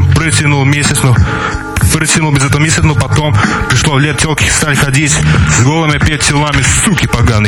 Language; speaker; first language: Russian; native; Russian